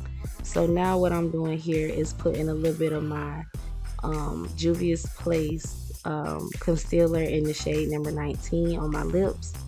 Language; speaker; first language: English; native; English